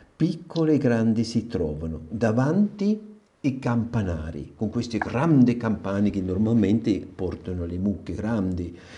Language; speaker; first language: Italian; non-native, fluent; German